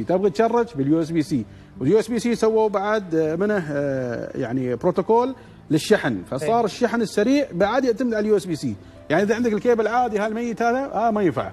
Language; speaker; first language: Arabic; native; Arabic